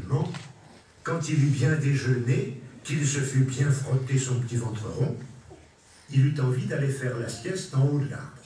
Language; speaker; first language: French; native; French